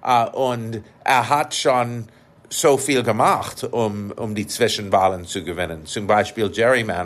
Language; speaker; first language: German; non-native, fluent; English